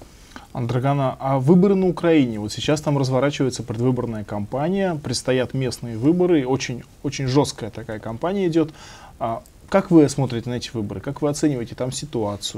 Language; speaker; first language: Russian; native; Russian